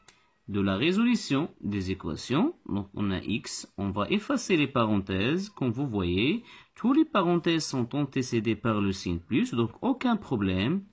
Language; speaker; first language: French; non-native, local second language; Arabic